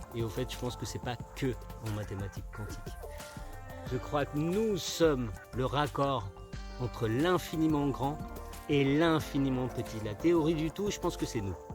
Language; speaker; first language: French; early bilingual, other home language; Spanish